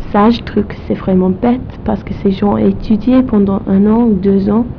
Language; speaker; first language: French; non-native, fluent; German